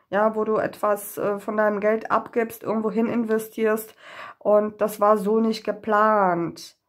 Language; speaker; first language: German; native; German